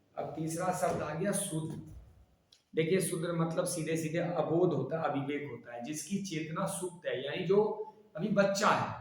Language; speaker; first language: Hindi; native; Hindi